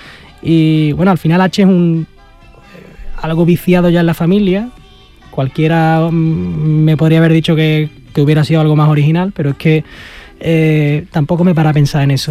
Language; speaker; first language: Spanish; native; Spanish